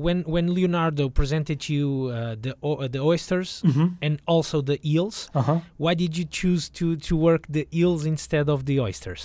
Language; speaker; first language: English; non-native, fluent; Portuguese